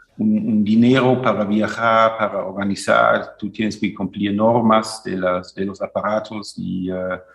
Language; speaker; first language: Spanish; non-native, fluent; German